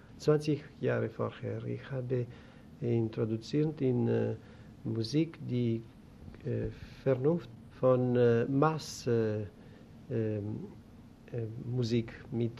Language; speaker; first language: German; non-native, learner; Greek